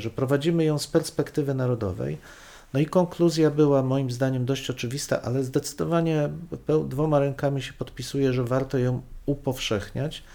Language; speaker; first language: Polish; native; Polish